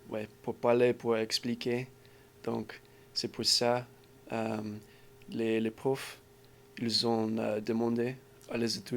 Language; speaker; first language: French; non-native, learner; English